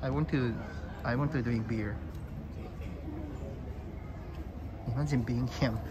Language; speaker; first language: English; non-native, learner; Japanese